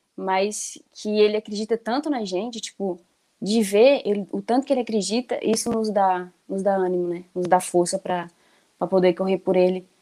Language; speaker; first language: Portuguese; native; Portuguese